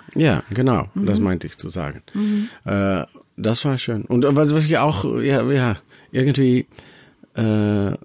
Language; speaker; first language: German; non-native, learner; Dutch